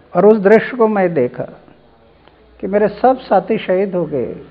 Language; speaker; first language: Hindi; non-native, local second language; Marathi